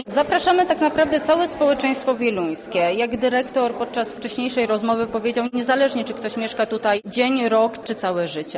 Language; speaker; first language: Polish; native; Polish